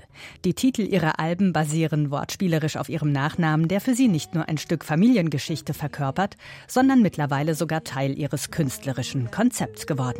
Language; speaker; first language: German; native; German